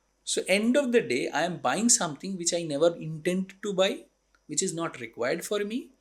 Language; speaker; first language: English; non-native, local second language; Bangla